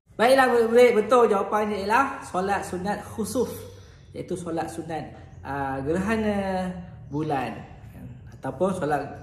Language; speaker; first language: Malay; native; Malay